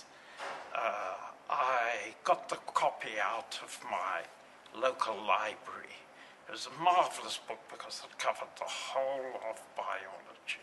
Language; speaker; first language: English; native; English